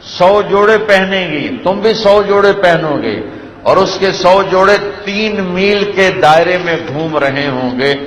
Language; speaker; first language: Urdu; non-native, local second language; Punjabi